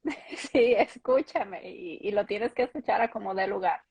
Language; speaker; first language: Spanish; native; Spanish